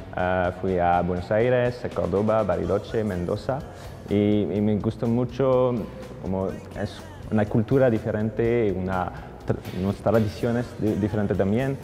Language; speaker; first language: Spanish; non-native, fluent; French